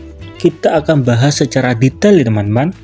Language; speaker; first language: Indonesian; native; Indonesian